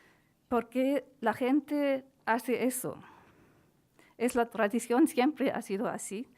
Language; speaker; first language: Spanish; non-native, fluent; German